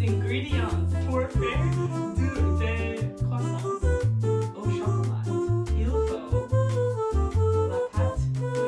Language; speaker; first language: French; non-native, learner; English